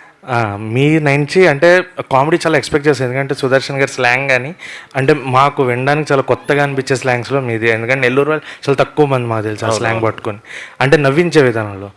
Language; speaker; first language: Telugu; native; Telugu